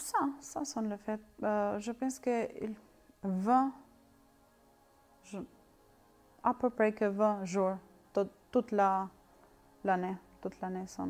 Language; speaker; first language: French; non-native, learner; Albanian